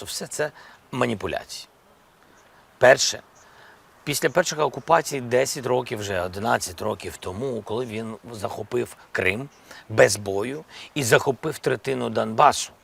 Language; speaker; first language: Ukrainian; non-native, local second language; Russian